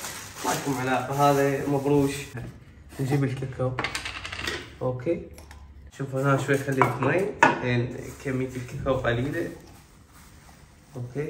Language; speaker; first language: Arabic; native; Arabic